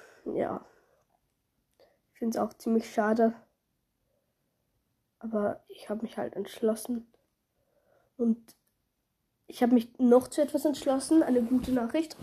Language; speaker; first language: German; native; German